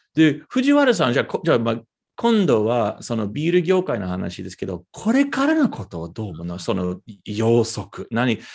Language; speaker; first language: Japanese; native; Japanese